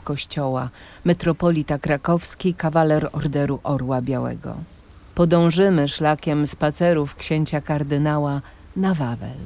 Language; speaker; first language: Polish; native; Polish